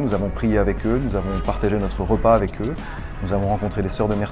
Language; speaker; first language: French; native; French